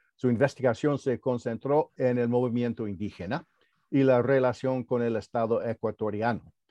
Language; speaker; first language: Spanish; early bilingual, heritage; Spanish